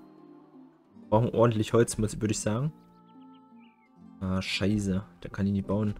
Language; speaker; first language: German; native; German